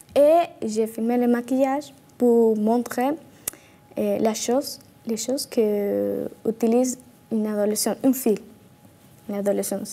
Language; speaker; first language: French; non-native, learner; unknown